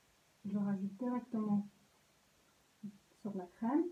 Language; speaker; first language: French; non-native, local second language; Arabic